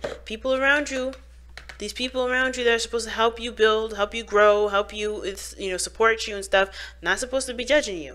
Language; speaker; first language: English; native; English